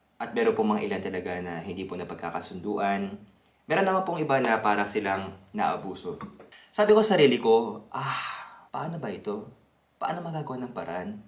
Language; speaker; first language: Filipino; early bilingual, other home language; Korean